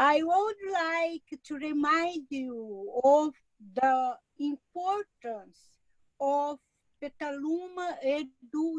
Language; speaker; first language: English; non-native, learner; Portuguese